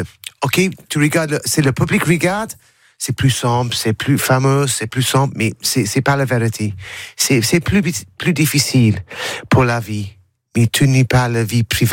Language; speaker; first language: French; non-native, learner; English